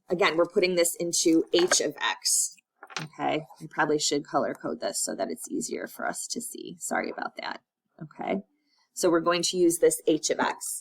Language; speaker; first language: English; native; English